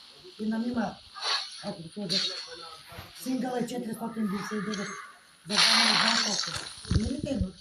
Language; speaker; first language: Bulgarian; non-native, local second language; Turkish